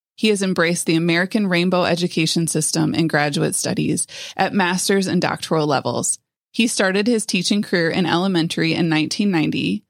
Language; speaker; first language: English; native; English